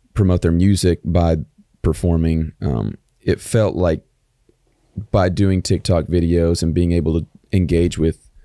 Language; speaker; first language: English; native; English